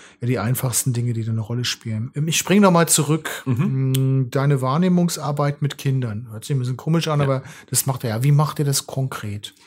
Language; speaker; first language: German; native; German